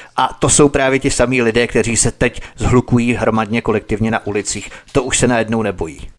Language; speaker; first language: Czech; native; Czech